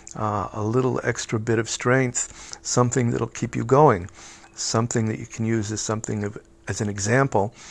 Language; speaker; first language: English; native; English